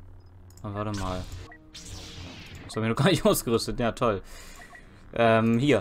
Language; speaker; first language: German; native; German